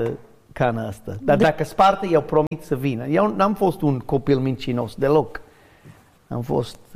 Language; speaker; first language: Romanian; non-native, learner; English